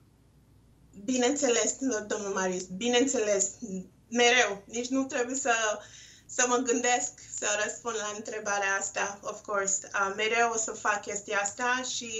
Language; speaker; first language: Romanian; non-native, local second language; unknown